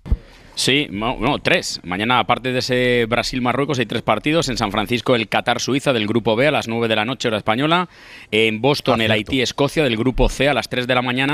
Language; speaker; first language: Spanish; native; Spanish